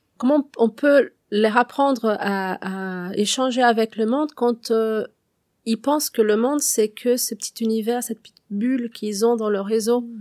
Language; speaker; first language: French; non-native, fluent; Portuguese